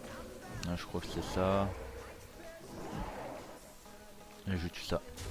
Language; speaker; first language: French; native; French